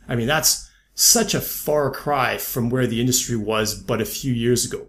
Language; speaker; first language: English; native; English